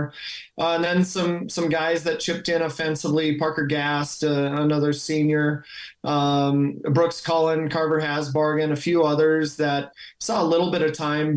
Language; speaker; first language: English; native; English